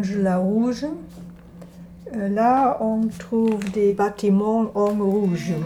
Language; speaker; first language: French; non-native, learner; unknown